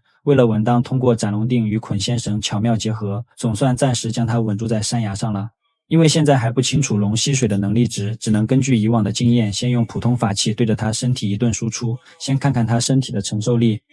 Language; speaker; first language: Chinese; native; Chinese